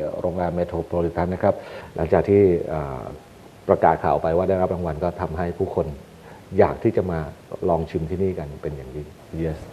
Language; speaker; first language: Thai; native; Thai